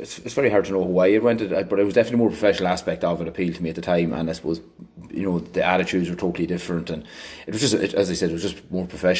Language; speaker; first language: English; native; English